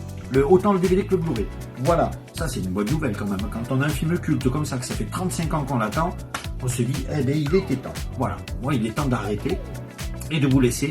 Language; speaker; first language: French; native; French